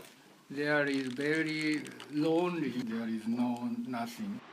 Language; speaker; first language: English; non-native, learner; Japanese